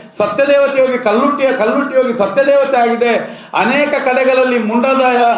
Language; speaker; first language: Kannada; non-native, local second language; Tulu